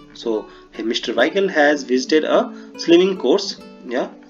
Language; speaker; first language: English; non-native, local second language; Hindi